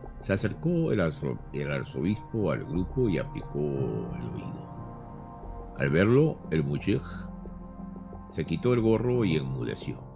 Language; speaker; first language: Spanish; native; Spanish